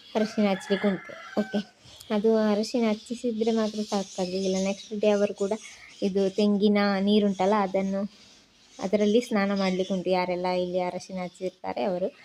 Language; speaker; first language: Kannada; non-native, local second language; Tulu